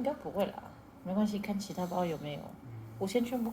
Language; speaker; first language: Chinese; non-native, fluent; French